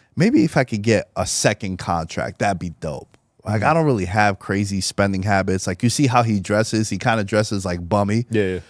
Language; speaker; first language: English; native; English